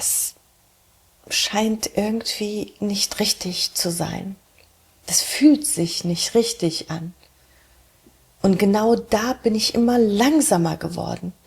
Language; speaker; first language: German; early bilingual, heritage; German